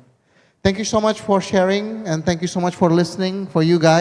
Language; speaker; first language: English; non-native, fluent; Indonesian